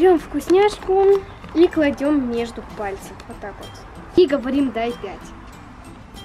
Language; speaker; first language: Russian; native; Russian